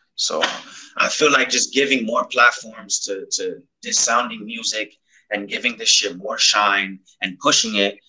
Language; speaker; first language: English; native; English